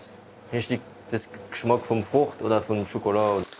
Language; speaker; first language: German; non-native, local second language; French